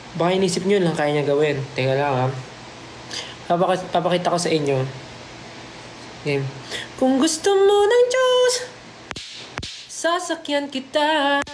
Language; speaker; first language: Filipino; native; Filipino